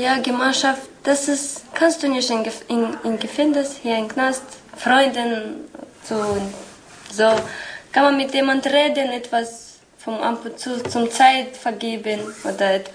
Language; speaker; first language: German; non-native, learner; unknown